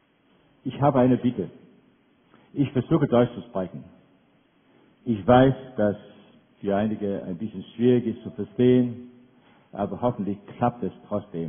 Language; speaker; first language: German; non-native, fluent; Danish